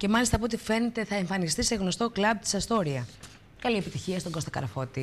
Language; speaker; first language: Greek; native; Greek